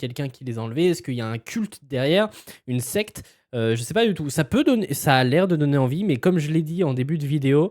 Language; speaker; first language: French; native; French